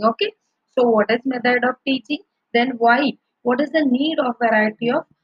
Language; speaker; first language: English; non-native, local second language; Malayalam